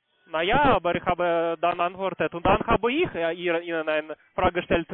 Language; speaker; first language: German; non-native, learner; Russian